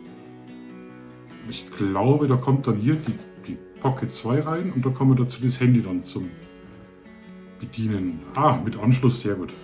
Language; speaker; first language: German; native; German